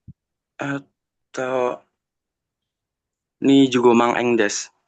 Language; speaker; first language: Japanese; non-native, learner; Indonesian